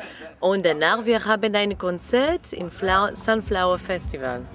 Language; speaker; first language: German; non-native, learner; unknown